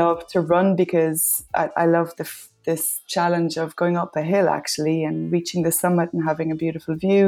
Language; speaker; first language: English; native; English